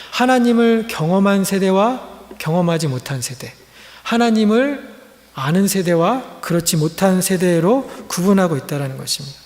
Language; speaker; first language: Korean; native; Korean